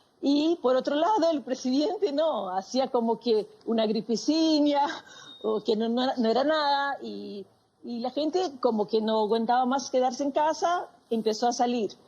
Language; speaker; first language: Spanish; non-native, fluent; Portuguese